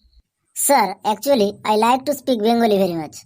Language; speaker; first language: English; non-native, learner; Bangla